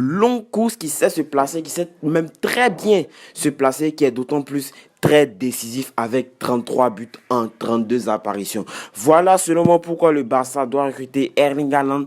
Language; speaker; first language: French; native; French